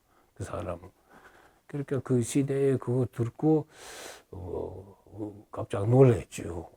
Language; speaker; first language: Korean; early bilingual, heritage; Russian